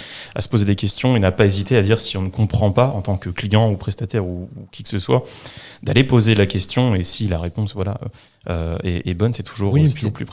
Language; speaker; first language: French; native; French